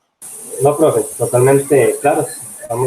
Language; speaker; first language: Spanish; native; Spanish